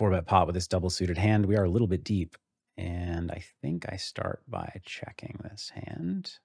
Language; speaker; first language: English; native; English